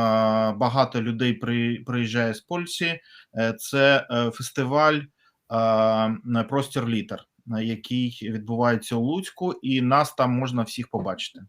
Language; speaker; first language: Ukrainian; non-native, fluent; Russian